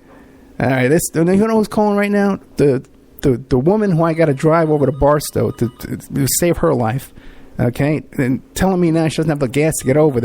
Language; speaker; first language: English; native; English